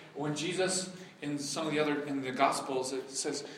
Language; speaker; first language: English; early bilingual, heritage; English